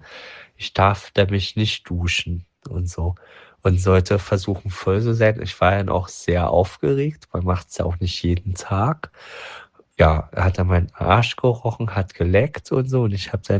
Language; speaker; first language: German; non-native, fluent; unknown